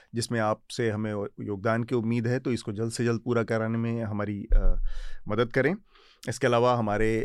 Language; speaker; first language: Hindi; native; Hindi